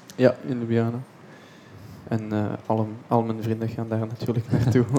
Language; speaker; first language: Dutch; non-native, fluent; French